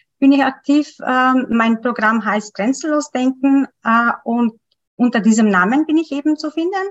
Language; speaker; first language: German; non-native, fluent; Macedonian